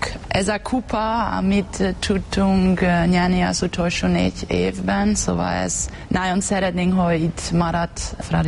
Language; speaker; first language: Hungarian; non-native, learner; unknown